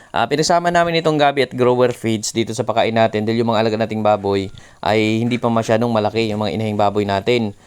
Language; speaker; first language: Filipino; non-native, local second language; Cebuano